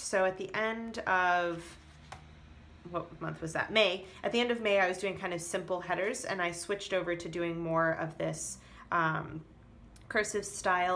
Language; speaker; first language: English; native; English